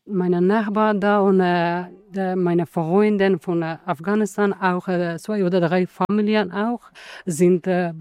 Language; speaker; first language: German; non-native, learner; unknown